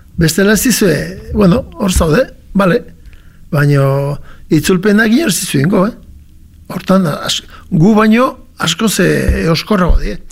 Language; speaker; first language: Basque; native; Basque